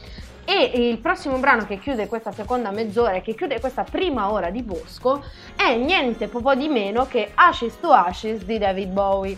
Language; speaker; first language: Italian; native; Italian